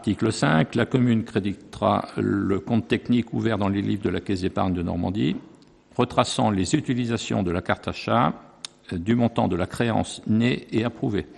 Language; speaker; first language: French; native; French